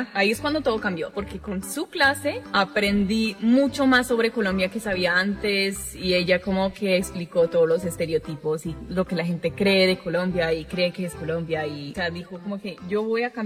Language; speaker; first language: Spanish; non-native, fluent; English